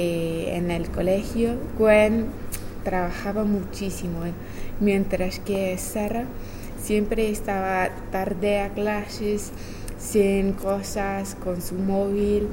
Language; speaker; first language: Spanish; non-native, fluent; English